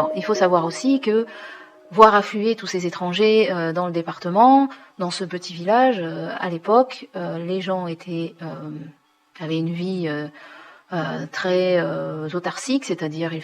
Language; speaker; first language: French; native; French